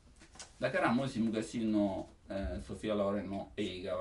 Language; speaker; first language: Japanese; non-native, learner; Italian